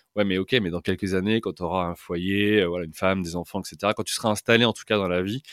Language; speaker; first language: French; native; French